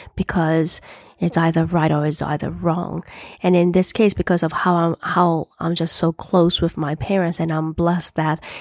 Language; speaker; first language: English; native; English